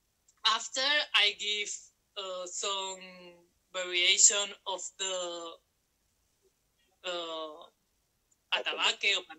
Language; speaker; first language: English; non-native, learner; Spanish